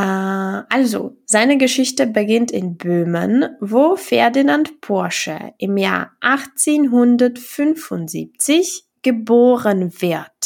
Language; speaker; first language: German; non-native, fluent; Czech